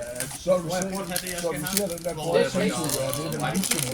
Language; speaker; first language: Danish; native; Danish